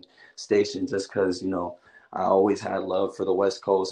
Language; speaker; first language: English; native; English